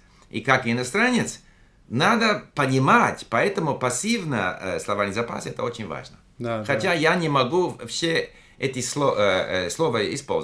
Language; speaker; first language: Russian; non-native, fluent; English